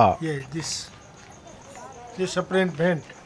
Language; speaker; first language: English; non-native, learner; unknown